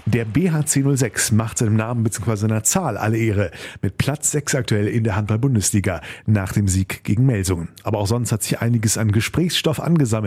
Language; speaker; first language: German; native; German